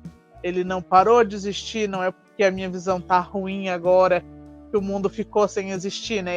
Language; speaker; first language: Portuguese; native; Portuguese